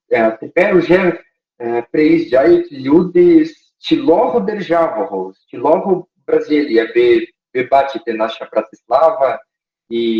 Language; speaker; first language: Ukrainian; early bilingual, heritage; Portuguese